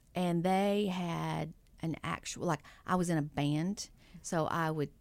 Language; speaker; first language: English; native; English